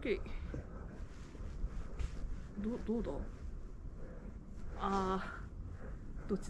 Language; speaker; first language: Japanese; native; Japanese